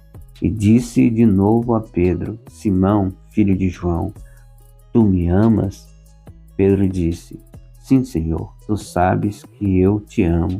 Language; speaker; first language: Portuguese; native; Portuguese